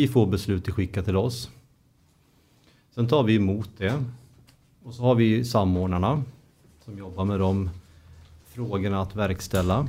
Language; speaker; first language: Swedish; native; Swedish